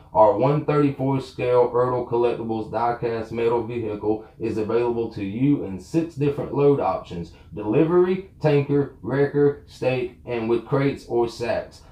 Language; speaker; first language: English; native; English